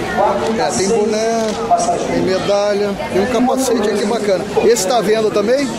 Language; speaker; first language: Portuguese; native; Portuguese